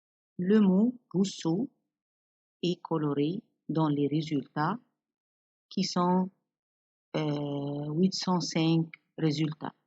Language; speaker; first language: French; non-native, fluent; Arabic